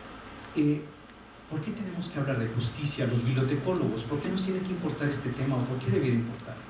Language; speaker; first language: Spanish; native; Spanish